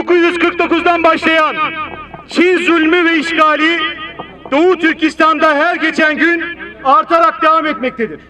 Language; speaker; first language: Turkish; native; Turkish